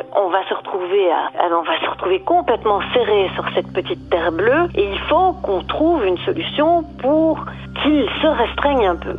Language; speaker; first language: French; native; French